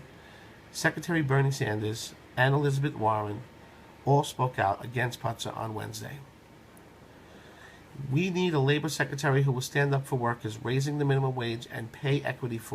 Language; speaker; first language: English; native; English